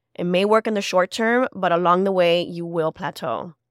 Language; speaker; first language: English; early bilingual, other home language; Spanish